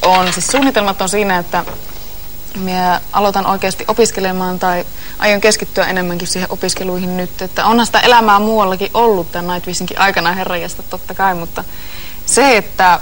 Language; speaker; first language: Finnish; native; Finnish